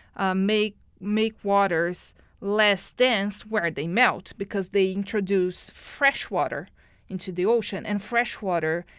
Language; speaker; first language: English; non-native, fluent; Portuguese